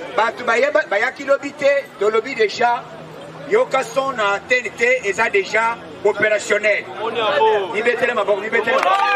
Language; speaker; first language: Lingala; native; Lingala